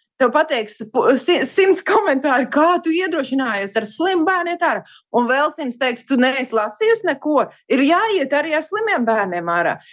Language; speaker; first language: Latvian; native; Latvian